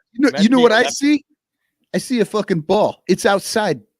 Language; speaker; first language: English; native; English